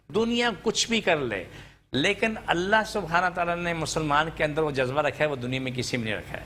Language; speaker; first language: Urdu; non-native, local second language; Punjabi